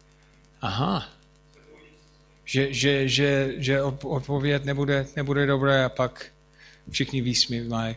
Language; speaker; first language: Czech; non-native, fluent; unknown